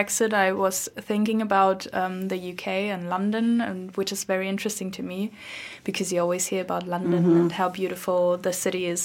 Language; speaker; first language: English; non-native, fluent; German